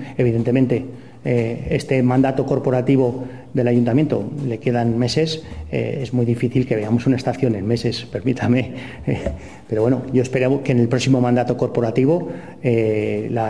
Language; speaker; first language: Spanish; native; Spanish